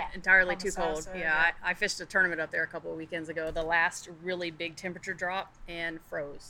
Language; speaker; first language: English; native; English